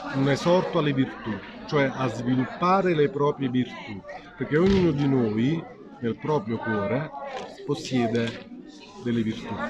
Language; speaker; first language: Italian; native; Italian